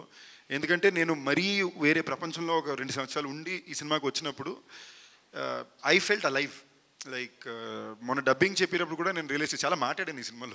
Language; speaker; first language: Telugu; native; Telugu